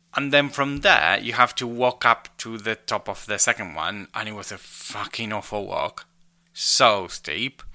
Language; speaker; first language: English; non-native, fluent; Spanish